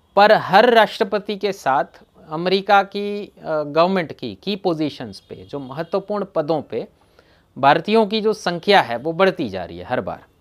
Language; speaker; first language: Hindi; non-native, local second language; Gujarati